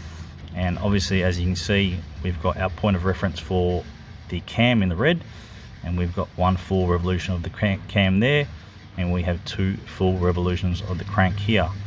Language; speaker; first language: English; native; English